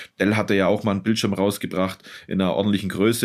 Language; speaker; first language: German; native; German